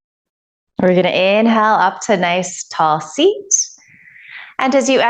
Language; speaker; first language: English; native; English